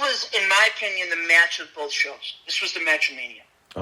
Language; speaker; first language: English; native; English